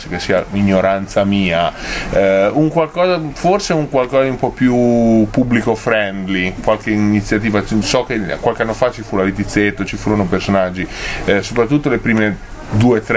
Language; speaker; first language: Italian; native; Italian